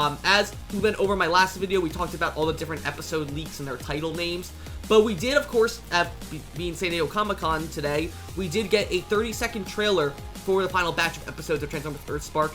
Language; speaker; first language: English; native; English